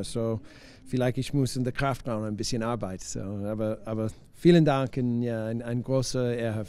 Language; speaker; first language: German; non-native, learner; English